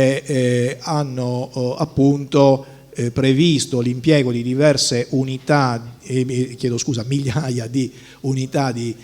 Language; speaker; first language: Italian; native; Italian